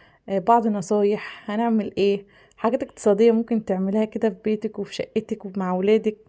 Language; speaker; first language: Arabic; native; Arabic